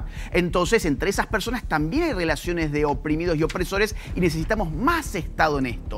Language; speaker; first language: Spanish; native; Spanish